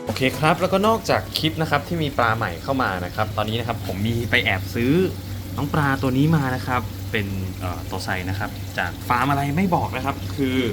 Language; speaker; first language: Thai; native; Thai